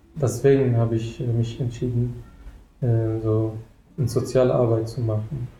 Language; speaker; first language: German; non-native, fluent; Arabic